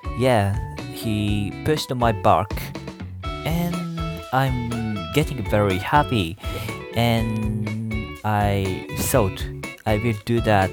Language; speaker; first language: English; non-native, learner; Japanese